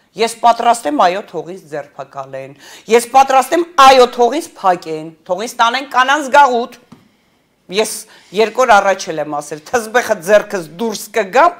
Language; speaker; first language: Armenian; early bilingual, heritage; Armenian